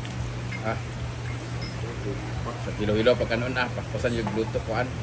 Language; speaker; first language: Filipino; non-native, local second language; Cebuano